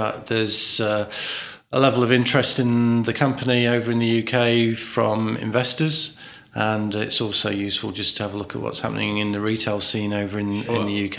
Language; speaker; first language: English; native; English